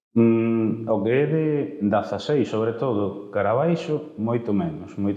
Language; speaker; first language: Galician; non-native, local second language; Spanish